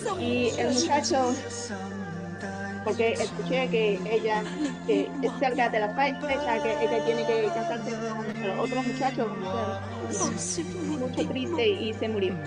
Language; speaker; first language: Spanish; non-native, learner; Chinese